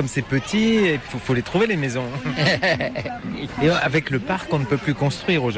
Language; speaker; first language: French; native; French